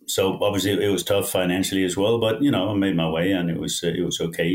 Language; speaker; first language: English; non-native, fluent; Danish